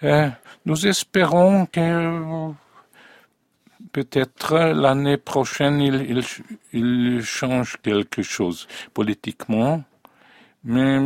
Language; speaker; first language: French; non-native, fluent; Hungarian